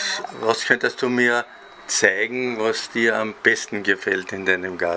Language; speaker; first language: German; native; German